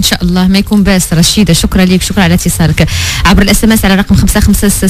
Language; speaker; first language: Arabic; native; Arabic